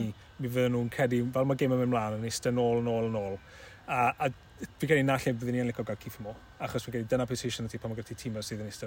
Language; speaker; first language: Welsh; native; Welsh